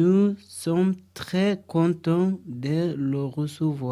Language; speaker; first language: French; non-native, learner; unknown